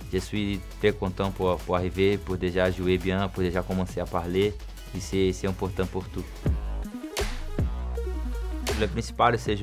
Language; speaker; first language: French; non-native, learner; Portuguese